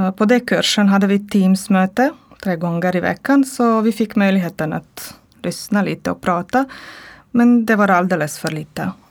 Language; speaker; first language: Swedish; non-native, learner; Croatian